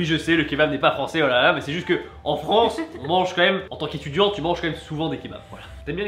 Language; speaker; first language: French; native; French